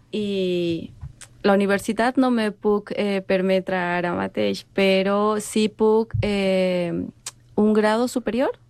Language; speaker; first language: Catalan; non-native, learner; Spanish